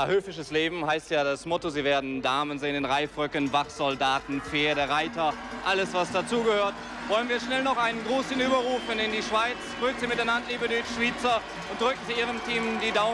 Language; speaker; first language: German; native; German